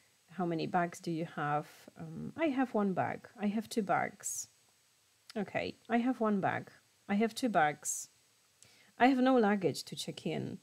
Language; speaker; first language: English; non-native, fluent; Polish